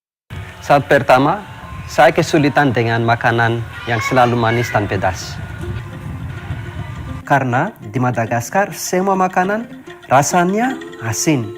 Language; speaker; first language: Indonesian; non-native, fluent; Malagasy